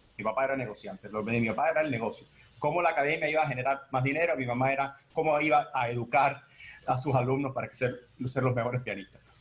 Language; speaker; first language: Spanish; early bilingual, heritage; Spanish